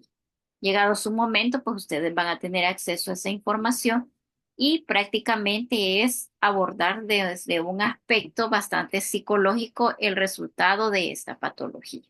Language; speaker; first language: Spanish; native; Spanish